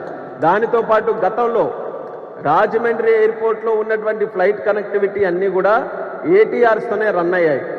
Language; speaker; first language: Telugu; native; Telugu